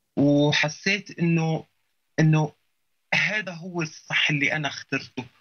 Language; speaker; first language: Arabic; native; Arabic